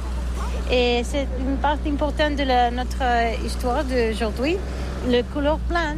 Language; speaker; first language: French; non-native, learner; Catalan